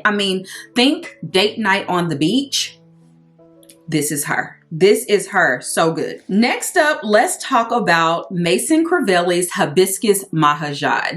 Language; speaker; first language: English; native; English